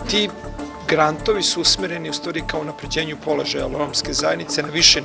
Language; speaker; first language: Serbian; native; Serbian